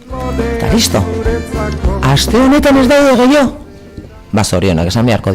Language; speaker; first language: Basque; native; Basque